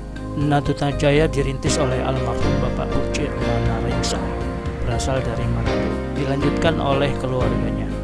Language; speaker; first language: Indonesian; native; Indonesian